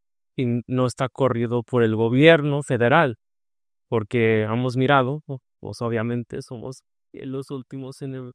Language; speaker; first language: Spanish; early bilingual, heritage; Spanish